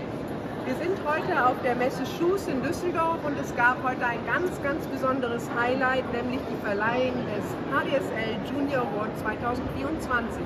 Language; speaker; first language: German; native; German